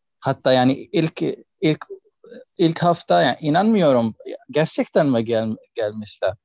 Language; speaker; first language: Turkish; non-native, learner; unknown